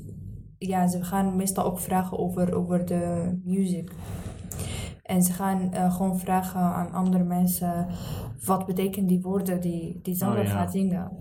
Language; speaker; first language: Dutch; early bilingual, other home language; Arabic